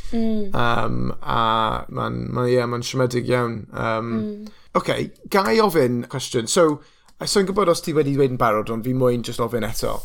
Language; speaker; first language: Welsh; non-native, local second language; English